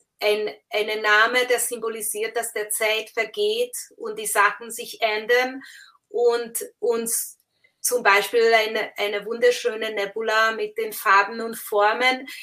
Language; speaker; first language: German; non-native, fluent; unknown